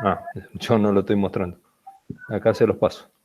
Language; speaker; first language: Spanish; native; Spanish